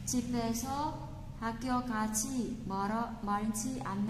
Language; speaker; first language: Korean; non-native, fluent; Vietnamese